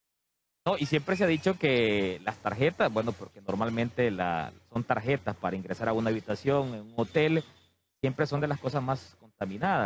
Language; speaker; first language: Spanish; native; Spanish